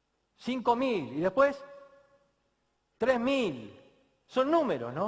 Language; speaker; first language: Spanish; native; Spanish